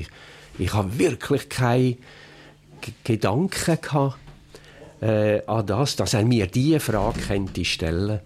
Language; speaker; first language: German; native; German